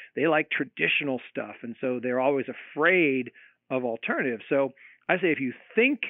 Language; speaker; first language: English; native; English